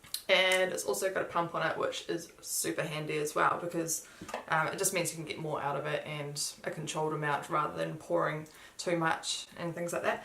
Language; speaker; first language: English; native; English